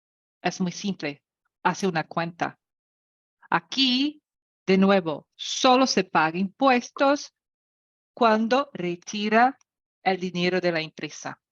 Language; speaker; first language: Spanish; non-native, learner; Portuguese